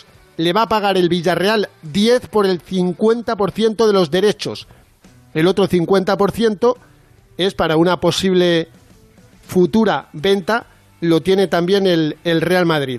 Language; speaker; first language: Spanish; native; Spanish